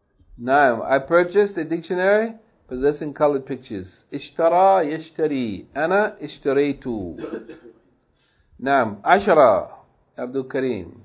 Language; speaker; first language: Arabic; non-native, fluent; English